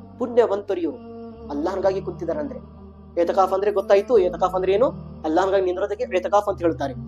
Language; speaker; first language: Kannada; non-native, local second language; Urdu